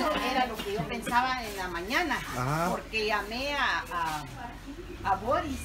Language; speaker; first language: Spanish; native; Spanish